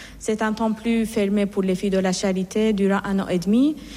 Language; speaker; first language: French; non-native, learner; Persian